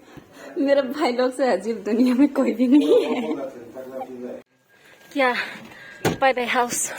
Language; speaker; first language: Hindi; non-native, local second language; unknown